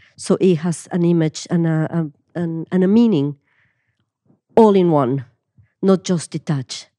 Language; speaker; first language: English; non-native, fluent; Spanish